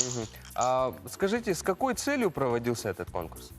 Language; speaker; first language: Russian; native; Russian